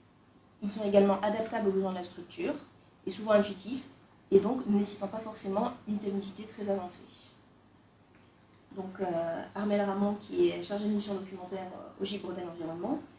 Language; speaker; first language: French; native; French